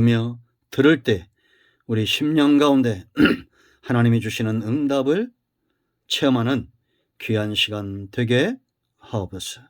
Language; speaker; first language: Korean; native; Korean